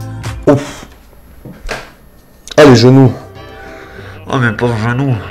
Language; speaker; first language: French; native; French